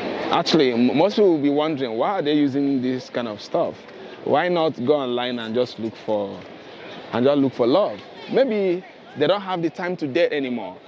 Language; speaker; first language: English; non-native, local second language; Igbo